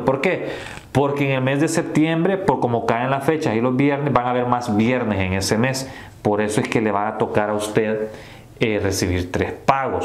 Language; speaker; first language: Spanish; native; Spanish